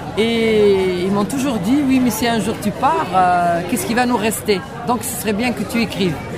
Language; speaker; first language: French; non-native, local second language; Arabic